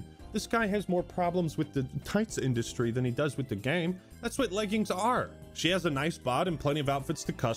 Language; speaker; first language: English; native; English